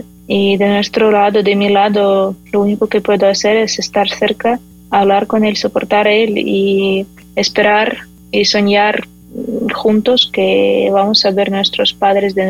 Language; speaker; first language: Spanish; non-native, fluent; Ukrainian